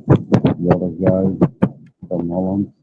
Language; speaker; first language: English; non-native, learner; Dutch